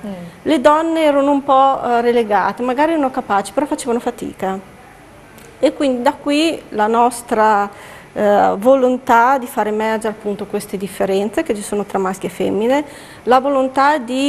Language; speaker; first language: Italian; native; Italian